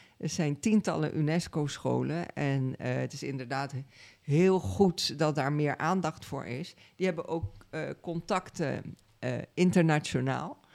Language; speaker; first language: Dutch; native; Dutch